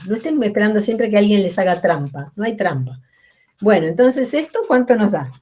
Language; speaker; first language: Spanish; native; Spanish